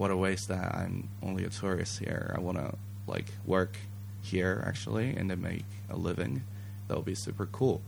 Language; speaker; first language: English; non-native, fluent; Japanese